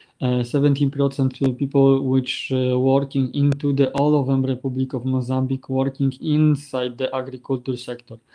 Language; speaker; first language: English; non-native, learner; Polish